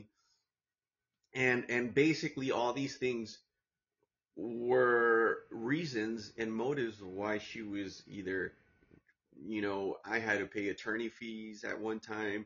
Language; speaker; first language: English; native; English